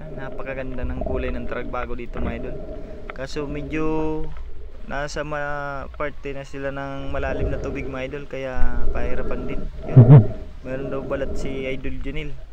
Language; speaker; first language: Filipino; non-native, local second language; Bikol